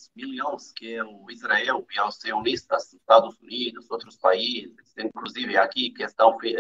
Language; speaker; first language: Portuguese; non-native, fluent; Arabic